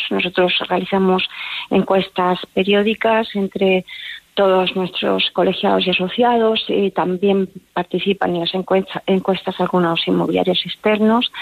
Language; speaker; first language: Spanish; native; Spanish